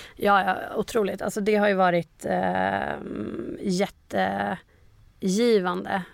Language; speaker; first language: Swedish; native; Swedish